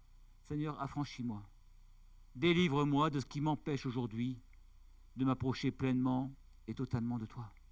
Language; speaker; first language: French; native; French